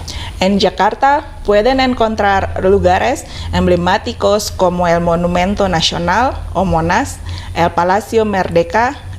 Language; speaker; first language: Spanish; non-native, fluent; Indonesian